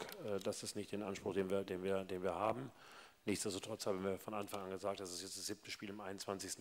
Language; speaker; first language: German; native; German